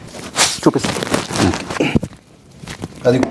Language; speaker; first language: Telugu; non-native, fluent; Hindi